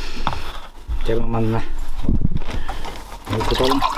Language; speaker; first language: Russian; non-native, local second language; Yakut